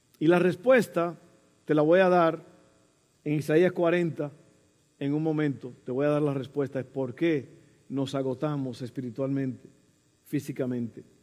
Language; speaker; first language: Spanish; early bilingual, heritage; Spanish